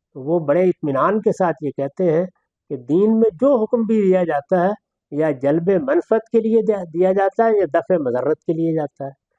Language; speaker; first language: Urdu; non-native, local second language; Punjabi